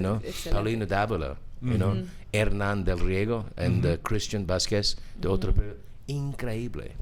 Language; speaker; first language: Spanish; non-native, learner; English